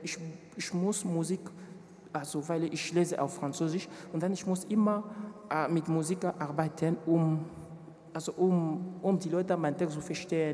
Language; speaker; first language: German; non-native, learner; French